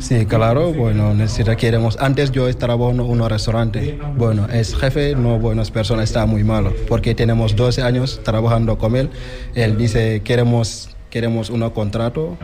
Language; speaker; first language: Spanish; non-native, learner; Wolof